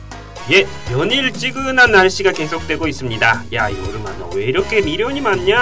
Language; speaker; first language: Korean; non-native, fluent; Japanese